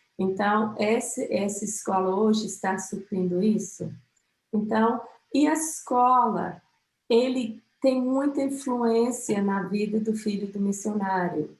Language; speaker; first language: Portuguese; non-native, fluent; English